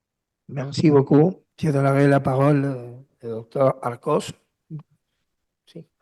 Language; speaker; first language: French; non-native, learner; Spanish